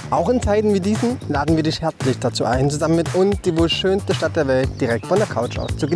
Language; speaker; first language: German; native; German